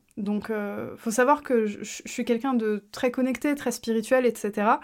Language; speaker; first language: French; native; French